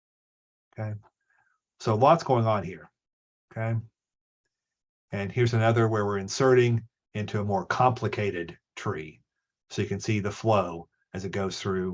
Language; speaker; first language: English; native; English